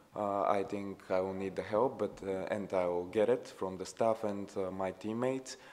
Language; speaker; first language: English; non-native, fluent; Bulgarian